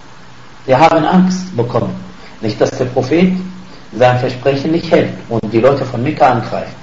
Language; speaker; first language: German; non-native, fluent; Arabic